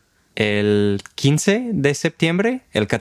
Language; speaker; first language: Spanish; non-native, fluent; English